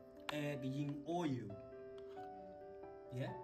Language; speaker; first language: English; non-native, learner; Chinese